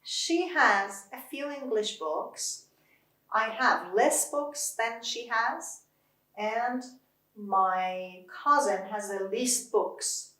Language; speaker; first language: English; non-native, fluent; Persian